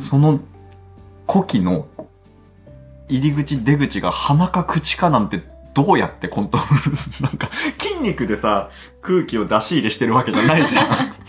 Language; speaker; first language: Japanese; native; Japanese